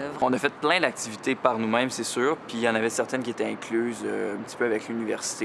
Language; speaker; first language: French; native; French